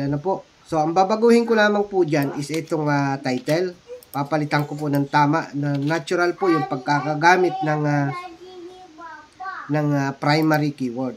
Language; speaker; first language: Filipino; native; Filipino